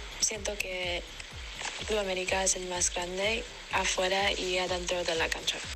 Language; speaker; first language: Spanish; non-native, learner; English